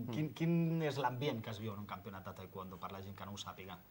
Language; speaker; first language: Catalan; native; Catalan